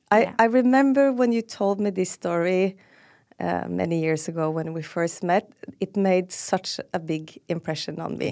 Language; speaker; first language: English; non-native, fluent; Norwegian